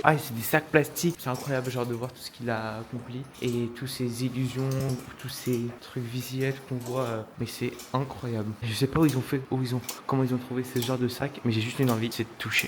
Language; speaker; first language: French; native; French